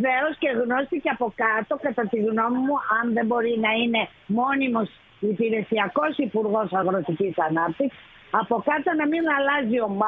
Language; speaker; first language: Greek; native; Greek